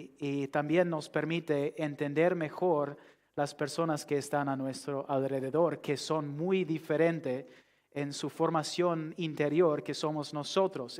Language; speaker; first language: Spanish; non-native, fluent; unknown